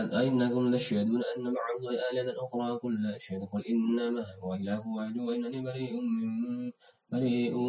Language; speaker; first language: Arabic; non-native, learner; Indonesian